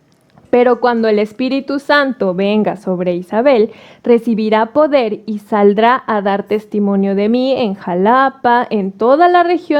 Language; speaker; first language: Spanish; native; Spanish